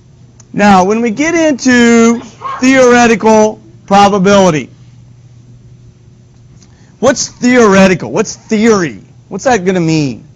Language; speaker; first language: English; native; English